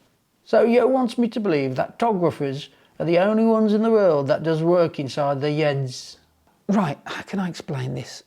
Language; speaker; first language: English; native; English